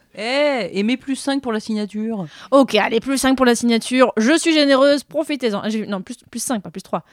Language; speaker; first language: French; native; French